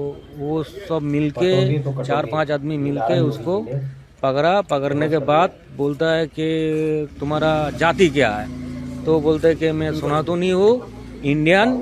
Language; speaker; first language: Hindi; non-native, local second language; Bangla